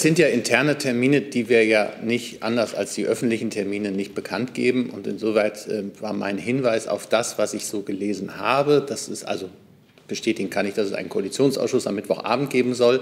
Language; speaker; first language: German; native; German